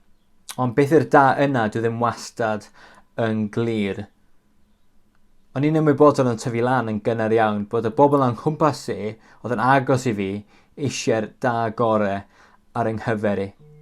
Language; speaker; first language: Welsh; native; Welsh